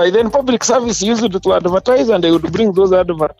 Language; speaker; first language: English; non-native, local second language; Nyankole